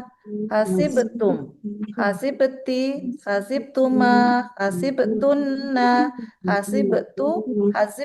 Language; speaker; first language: Arabic; non-native, learner; Indonesian